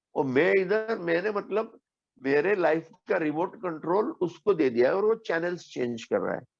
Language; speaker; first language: Hindi; non-native, local second language; Marathi